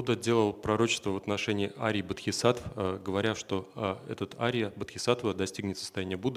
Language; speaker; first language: Russian; native; Russian